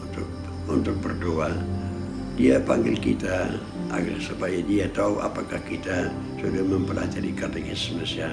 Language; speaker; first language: Indonesian; non-native, fluent; Dutch